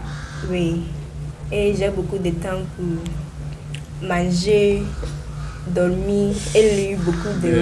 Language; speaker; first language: French; non-native, learner; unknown